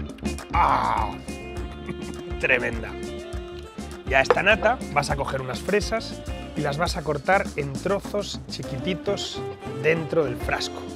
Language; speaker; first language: Spanish; native; Spanish